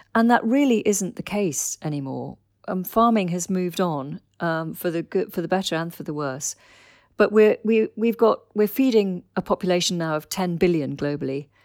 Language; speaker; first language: English; native; English